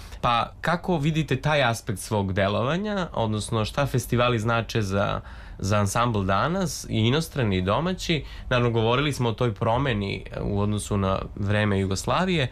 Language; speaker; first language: Serbian; native; Serbian